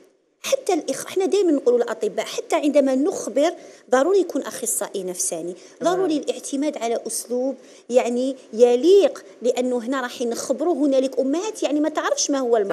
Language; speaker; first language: Arabic; native; Arabic